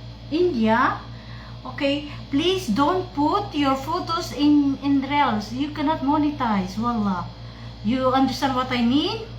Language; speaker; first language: English; non-native, local second language; Filipino